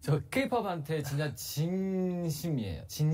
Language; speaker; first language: Korean; non-native, learner; Chinese